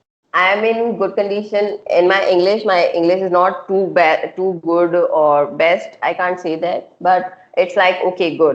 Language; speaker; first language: English; non-native, local second language; Hindi